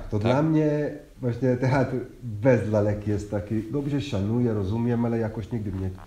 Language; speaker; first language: Polish; non-native, fluent; Hungarian